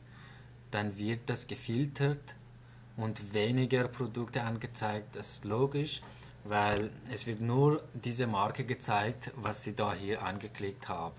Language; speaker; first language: German; non-native, fluent; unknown